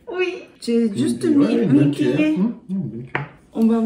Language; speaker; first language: French; non-native, learner; Korean